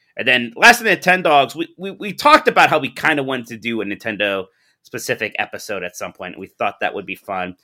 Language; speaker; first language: English; native; English